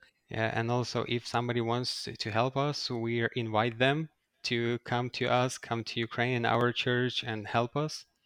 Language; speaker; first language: English; non-native, fluent; Ukrainian